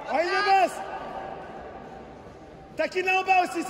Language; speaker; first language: French; native; French